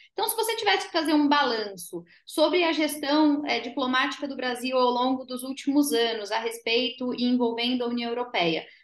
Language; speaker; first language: Portuguese; native; Portuguese